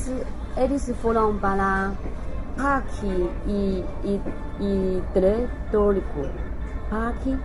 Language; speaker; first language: Portuguese; non-native, learner; Chinese